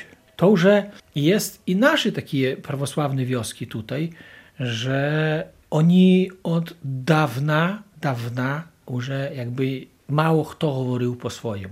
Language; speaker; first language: Polish; non-native, local second language; Ukrainian